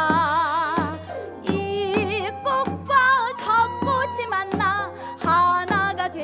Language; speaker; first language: Korean; native; Korean